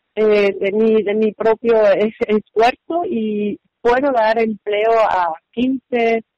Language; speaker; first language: Spanish; non-native, fluent; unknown